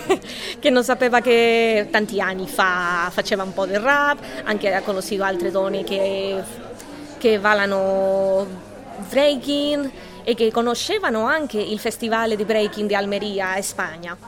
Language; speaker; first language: Italian; non-native, learner; Spanish